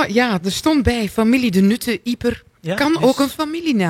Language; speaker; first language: Dutch; native; Dutch